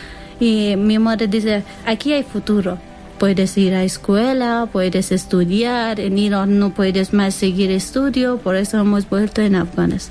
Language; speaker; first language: Spanish; non-native, learner; Persian